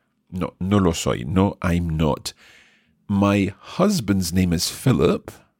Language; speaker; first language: English; native; English